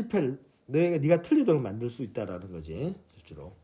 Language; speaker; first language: Korean; native; Korean